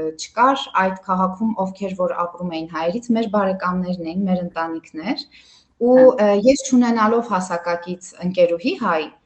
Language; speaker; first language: Armenian; early bilingual, heritage; Armenian